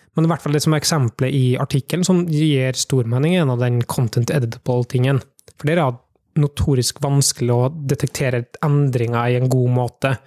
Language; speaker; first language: Norwegian; native; Norwegian